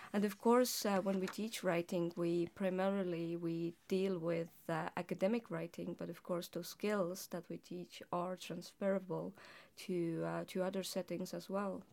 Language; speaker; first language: English; non-native, fluent; Estonian